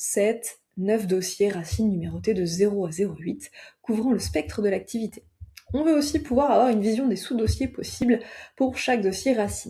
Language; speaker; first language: French; native; French